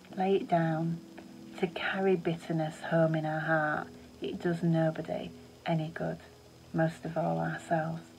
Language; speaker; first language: English; native; English